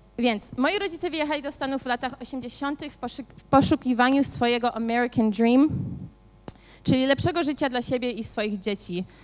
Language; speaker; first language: Polish; early bilingual, heritage; Polish